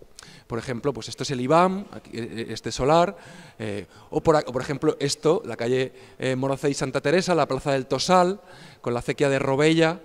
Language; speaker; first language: Spanish; native; Spanish